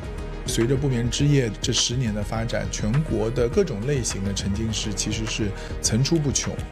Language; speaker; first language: Chinese; native; Chinese